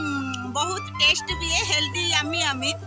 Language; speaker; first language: Hindi; non-native, local second language; Odia